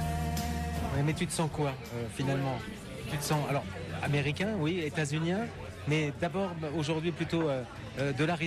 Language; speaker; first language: French; native; French